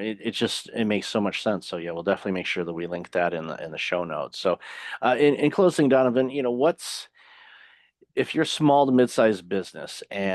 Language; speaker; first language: English; native; English